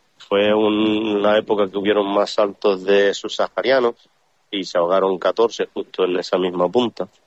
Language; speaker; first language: Spanish; native; Spanish